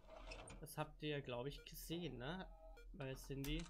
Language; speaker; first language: German; native; German